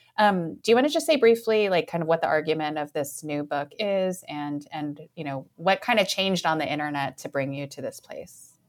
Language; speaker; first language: English; native; English